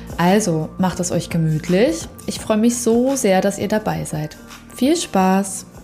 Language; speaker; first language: German; native; German